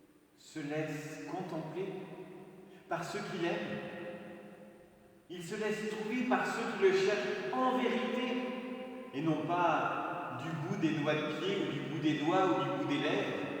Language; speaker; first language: French; native; French